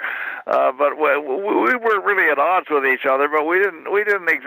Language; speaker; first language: English; native; English